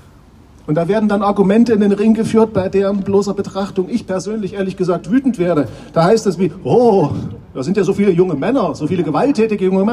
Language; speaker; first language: German; non-native, fluent; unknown